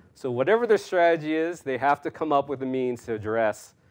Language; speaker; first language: English; native; English